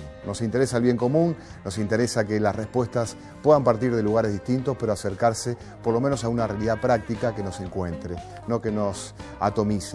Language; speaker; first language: Spanish; native; Spanish